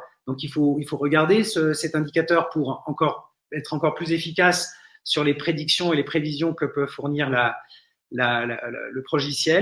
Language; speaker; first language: French; native; French